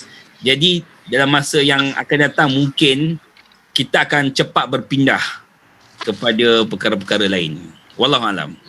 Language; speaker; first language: Malay; native; Malay